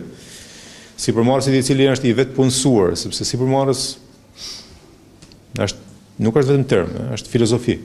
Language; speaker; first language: Albanian; native; Albanian